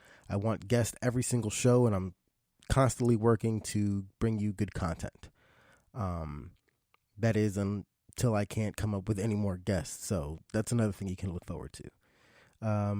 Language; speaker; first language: English; native; English